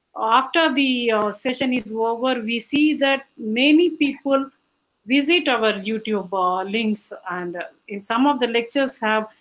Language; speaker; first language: English; non-native, local second language; Tamil